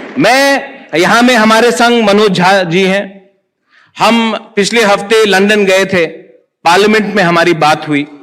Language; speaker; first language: Hindi; non-native, local second language; Kok Borok